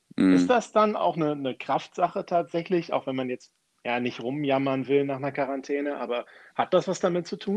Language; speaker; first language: German; native; German